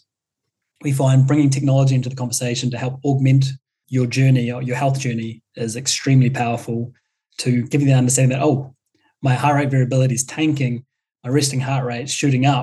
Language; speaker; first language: English; native; English